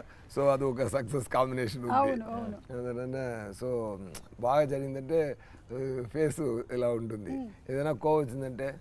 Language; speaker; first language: Telugu; non-native, fluent; Tamil